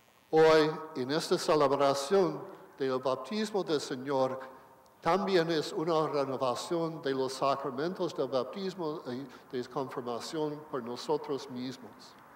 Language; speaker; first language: Spanish; non-native, fluent; English